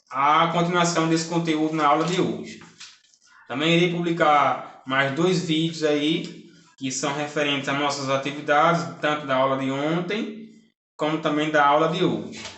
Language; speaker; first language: Portuguese; native; Portuguese